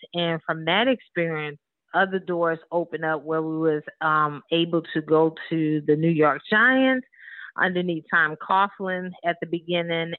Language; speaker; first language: English; native; English